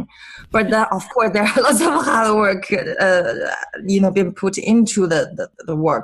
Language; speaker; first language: English; non-native, fluent; Chinese